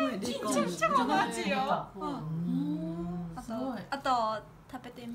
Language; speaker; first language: Japanese; non-native, learner; Chinese